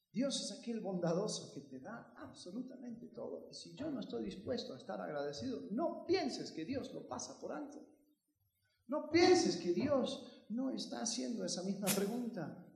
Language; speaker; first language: Spanish; early bilingual, heritage; Spanish